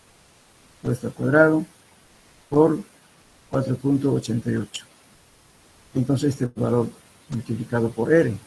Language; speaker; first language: Spanish; native; Spanish